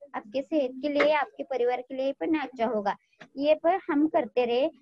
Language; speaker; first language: Hindi; non-native, local second language; Marathi